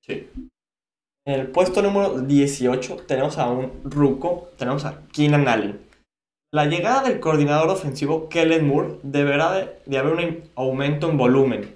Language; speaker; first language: Spanish; native; Spanish